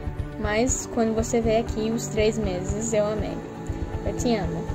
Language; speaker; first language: Portuguese; early bilingual, heritage; Portuguese